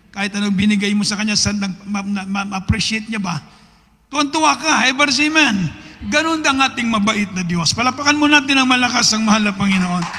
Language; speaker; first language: Filipino; native; Filipino